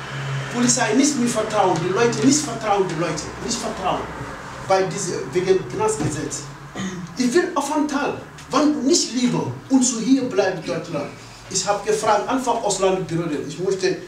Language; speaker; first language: German; non-native, learner; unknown